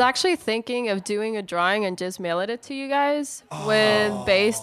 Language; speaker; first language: English; non-native, fluent; Spanish